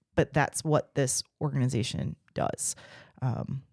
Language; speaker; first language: English; native; English